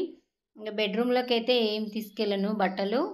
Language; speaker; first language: Telugu; native; Telugu